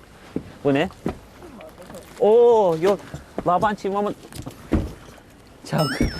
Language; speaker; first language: Chinese; non-native, fluent; Turkish